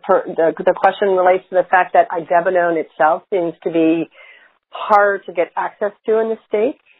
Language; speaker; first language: English; native; English